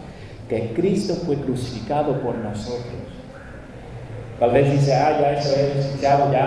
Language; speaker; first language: Spanish; non-native, fluent; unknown